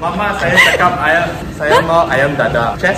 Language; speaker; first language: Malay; non-native, local second language; Chinese